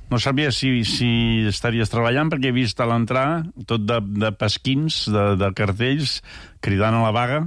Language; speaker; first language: Catalan; native; Catalan